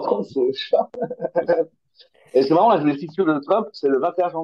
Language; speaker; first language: French; native; French